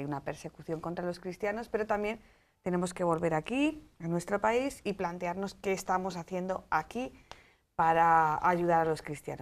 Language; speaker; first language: Spanish; native; Spanish